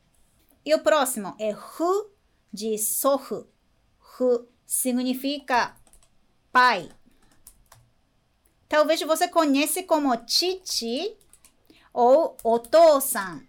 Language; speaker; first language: Portuguese; non-native, fluent; Japanese